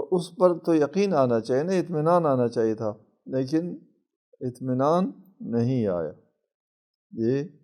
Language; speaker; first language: Urdu; non-native, local second language; Balti